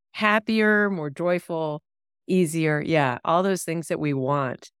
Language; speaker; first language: English; native; English